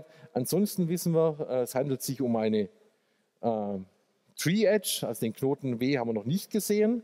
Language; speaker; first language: German; native; German